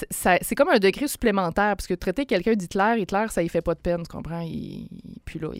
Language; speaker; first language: French; native; French